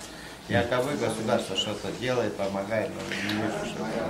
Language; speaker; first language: Russian; non-native, fluent; Georgian